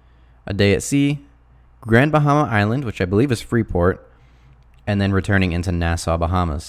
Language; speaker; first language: English; native; English